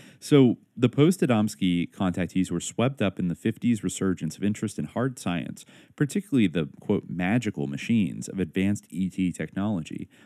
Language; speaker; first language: English; native; English